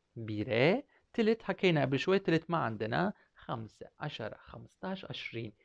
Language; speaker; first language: Arabic; non-native, fluent; Turkish